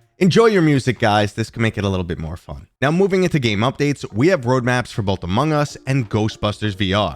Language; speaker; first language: English; native; English